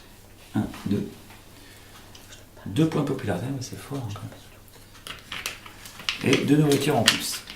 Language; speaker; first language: French; native; French